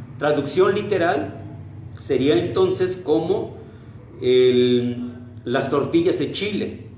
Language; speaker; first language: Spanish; non-native, local second language; Nahuatl languages